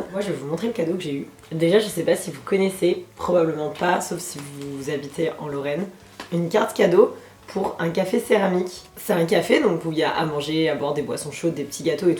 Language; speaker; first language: French; native; French